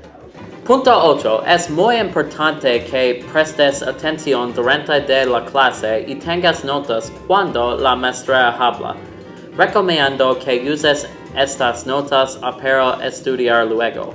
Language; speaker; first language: Spanish; non-native, learner; English